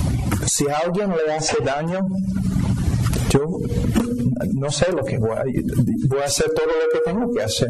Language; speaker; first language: Spanish; non-native, fluent; English